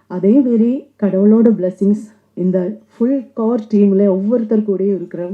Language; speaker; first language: Tamil; non-native, local second language; Malayalam